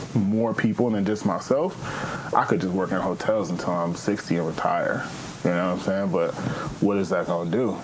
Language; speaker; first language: English; native; English